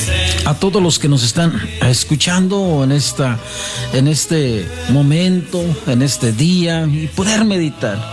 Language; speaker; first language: Spanish; native; Spanish